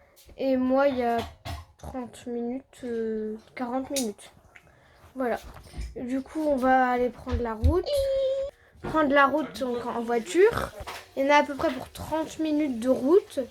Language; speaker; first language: French; native; French